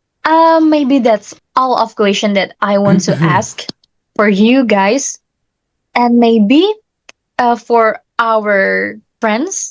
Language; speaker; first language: English; non-native, learner; Indonesian